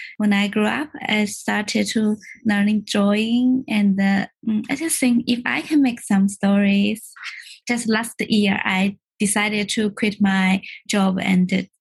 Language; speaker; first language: English; non-native, learner; Chinese